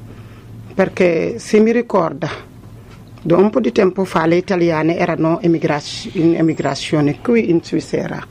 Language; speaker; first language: Italian; non-native, learner; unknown